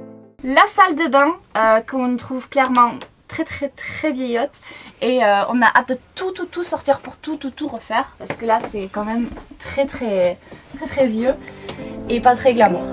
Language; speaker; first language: French; native; French